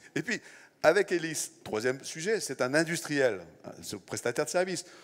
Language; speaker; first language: French; native; French